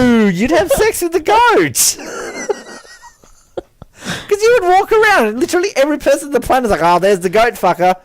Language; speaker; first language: English; native; English